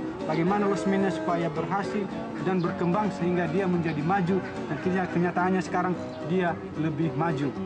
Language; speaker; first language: Indonesian; non-native, local second language; Nias